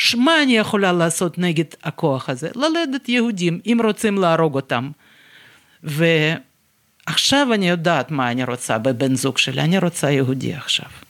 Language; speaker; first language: Hebrew; non-native, fluent; Russian